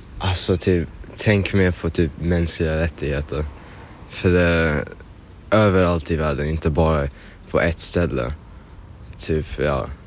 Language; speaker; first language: Swedish; early bilingual, other home language; Arabic